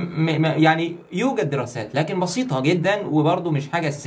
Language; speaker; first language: Arabic; native; Arabic